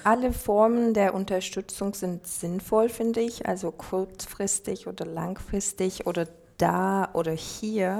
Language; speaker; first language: German; non-native, fluent; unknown